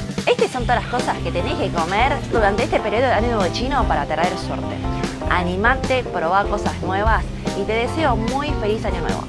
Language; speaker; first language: Spanish; early bilingual, other home language; Chinese